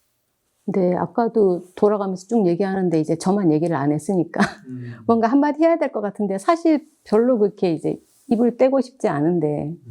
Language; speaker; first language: Korean; native; Korean